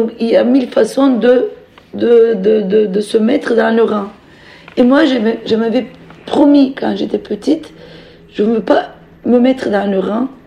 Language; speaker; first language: French; non-native, fluent; Turkish